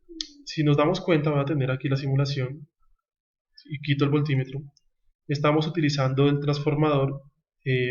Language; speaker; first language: Spanish; native; Spanish